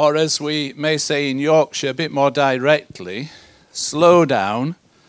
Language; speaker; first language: English; native; English